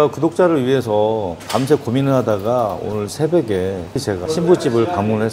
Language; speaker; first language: Korean; native; Korean